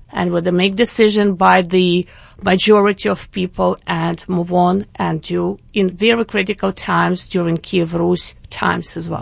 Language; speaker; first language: English; non-native, fluent; Ukrainian